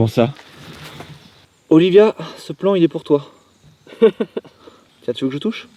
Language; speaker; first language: French; native; French